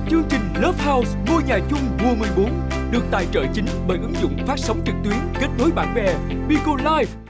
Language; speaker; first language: Vietnamese; native; Vietnamese